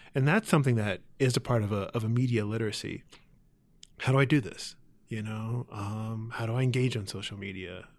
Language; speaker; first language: English; native; English